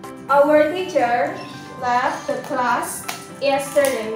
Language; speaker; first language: English; non-native, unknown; Indonesian